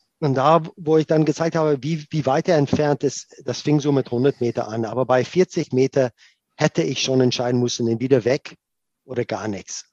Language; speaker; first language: German; non-native, fluent; Afrikaans